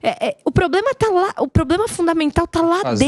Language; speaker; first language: Portuguese; native; Portuguese